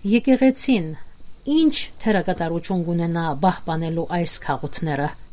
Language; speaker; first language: Armenian; native; Armenian